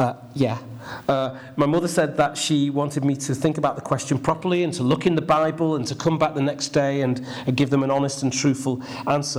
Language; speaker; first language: English; native; English